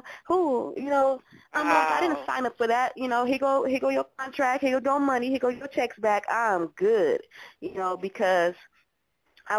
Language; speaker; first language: English; native; English